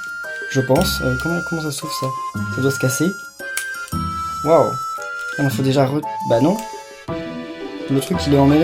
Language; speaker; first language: French; native; French